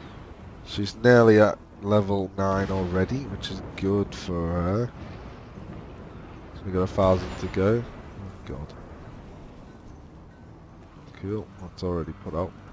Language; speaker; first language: English; native; English